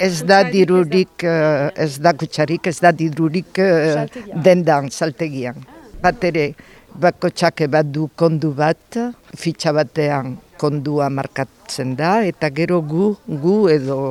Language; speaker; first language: Basque; non-native, local second language; French